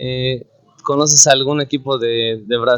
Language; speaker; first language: Spanish; non-native, fluent; Portuguese